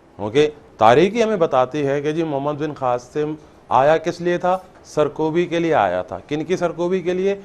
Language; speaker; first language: Urdu; non-native, local second language; Baluchi